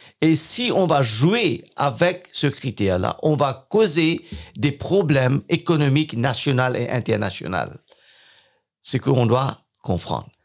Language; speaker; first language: French; non-native, fluent; English